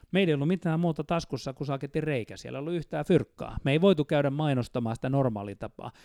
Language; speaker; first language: Finnish; native; Finnish